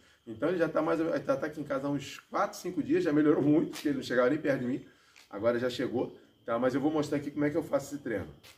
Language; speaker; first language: Portuguese; native; Portuguese